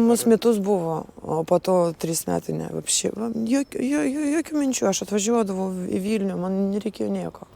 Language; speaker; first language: Lithuanian; early bilingual, other home language; Russian